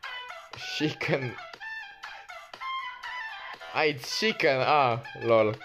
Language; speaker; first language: English; non-native, fluent; Polish